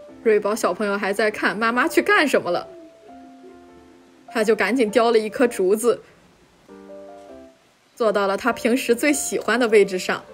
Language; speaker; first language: Chinese; native; Chinese